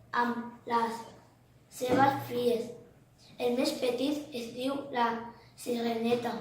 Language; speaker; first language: Catalan; non-native, learner; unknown